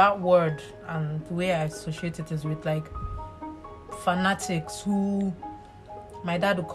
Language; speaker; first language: English; non-native, local second language; Igbo